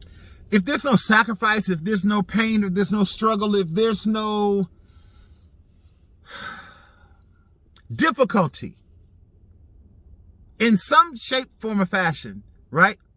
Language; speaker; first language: English; native; English